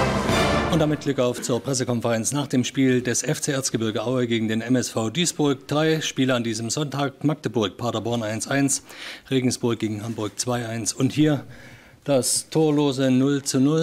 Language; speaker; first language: German; native; German